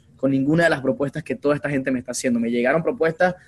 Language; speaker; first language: Spanish; native; Spanish